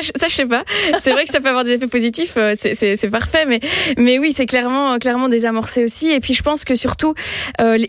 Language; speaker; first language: French; native; French